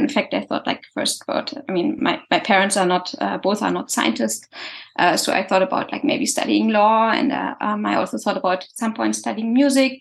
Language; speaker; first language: English; non-native, fluent; German